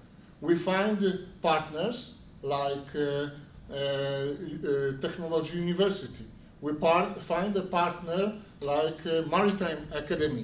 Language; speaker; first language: English; non-native, learner; Polish